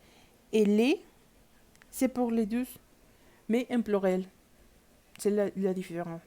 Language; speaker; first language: French; non-native, learner; Spanish